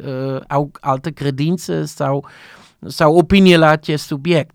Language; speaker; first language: Romanian; non-native, learner; Dutch